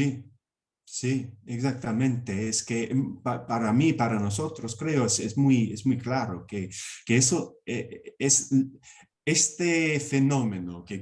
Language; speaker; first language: Spanish; non-native, fluent; English